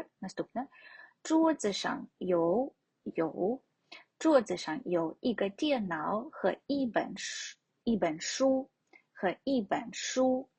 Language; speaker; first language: Chinese; non-native, fluent; Ukrainian